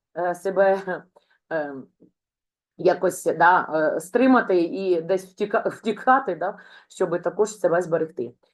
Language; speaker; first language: Ukrainian; non-native, local second language; Russian